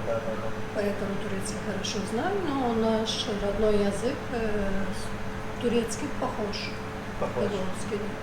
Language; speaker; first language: Russian; non-native, local second language; Gagauz